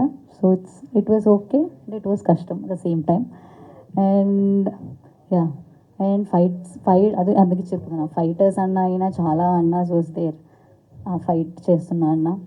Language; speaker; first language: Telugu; non-native, learner; Malayalam